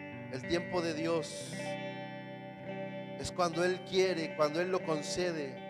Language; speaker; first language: Spanish; native; Spanish